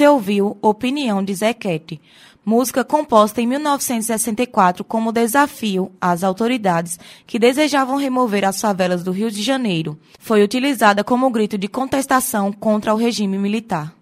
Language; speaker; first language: Portuguese; native; Portuguese